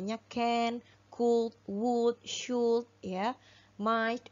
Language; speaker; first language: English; non-native, fluent; Indonesian